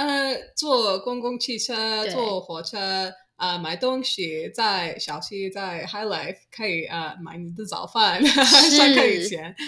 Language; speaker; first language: Chinese; non-native, learner; English